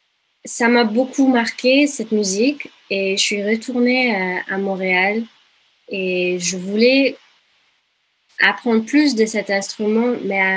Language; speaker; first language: French; non-native, fluent; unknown